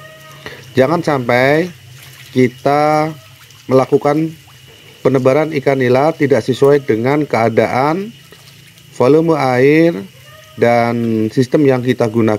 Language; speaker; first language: Indonesian; native; Indonesian